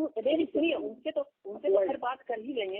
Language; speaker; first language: Hindi; native; Hindi